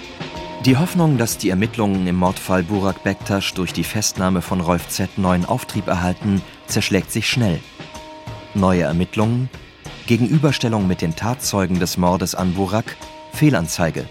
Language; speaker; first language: German; native; German